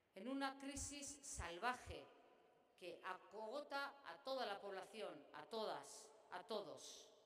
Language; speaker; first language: Spanish; non-native, local second language; Basque